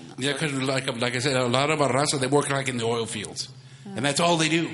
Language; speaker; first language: English; early bilingual, other home language; Spanish